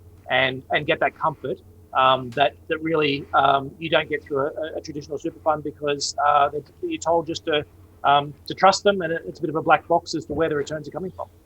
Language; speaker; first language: English; native; English